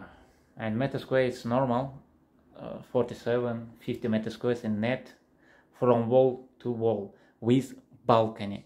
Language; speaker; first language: English; non-native, learner; Russian